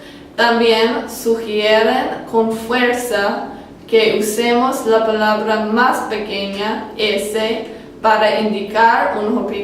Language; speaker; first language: Spanish; non-native, learner; English